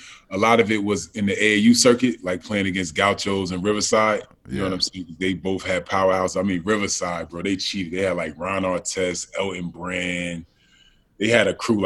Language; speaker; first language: English; native; English